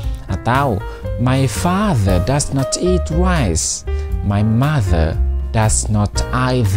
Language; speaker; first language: English; non-native, fluent; Indonesian